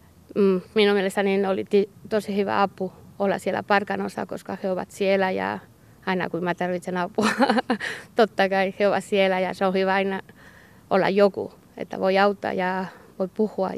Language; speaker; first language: Finnish; non-native, learner; Basque